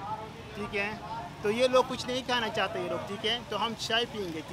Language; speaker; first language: Hindi; non-native, learner; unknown